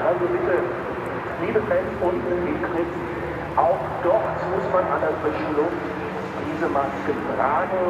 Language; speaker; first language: German; native; German